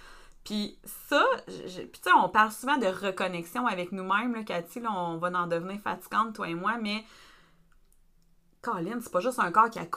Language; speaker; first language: French; native; French